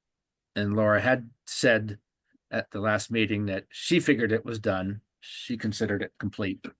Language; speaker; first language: English; native; English